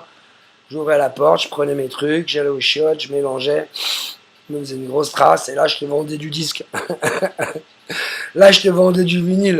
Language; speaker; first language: French; native; French